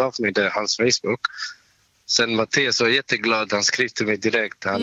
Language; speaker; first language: Swedish; non-native, fluent; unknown